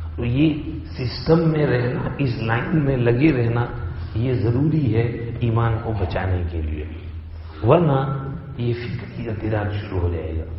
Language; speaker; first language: Urdu; non-native, local second language; Gujarati